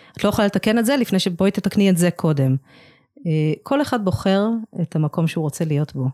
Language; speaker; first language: Hebrew; early bilingual, other home language; English